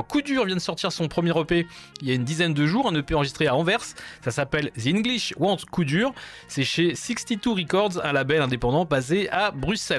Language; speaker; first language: French; native; French